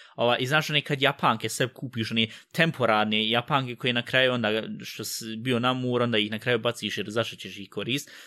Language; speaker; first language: Bosnian; early bilingual, heritage; Bosnian